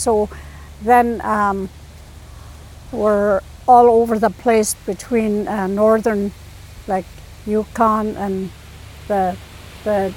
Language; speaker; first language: English; native; English